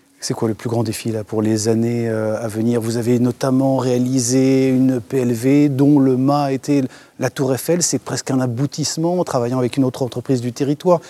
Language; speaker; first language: French; native; French